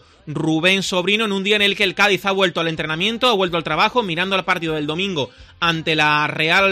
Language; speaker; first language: Spanish; native; Spanish